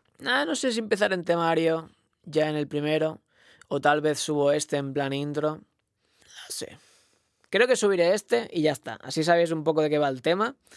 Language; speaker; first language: Spanish; non-native, local second language; Catalan